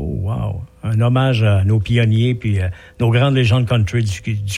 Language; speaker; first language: French; native; French